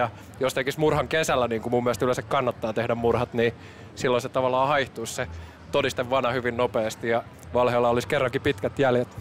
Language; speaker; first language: Finnish; native; Finnish